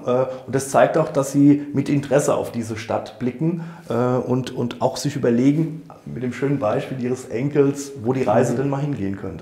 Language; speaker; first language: German; native; German